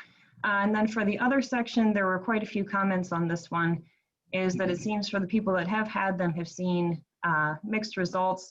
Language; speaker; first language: English; native; English